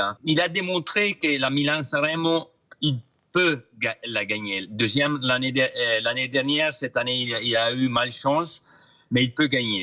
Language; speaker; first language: French; non-native, fluent; Italian